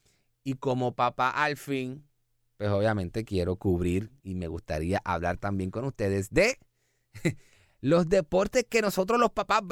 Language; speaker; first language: Spanish; native; Spanish